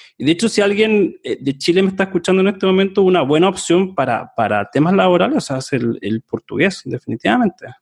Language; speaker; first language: Spanish; native; Spanish